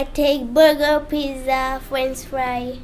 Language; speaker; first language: English; non-native, learner; Bangla